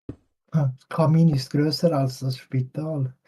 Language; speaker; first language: German; non-native, fluent; French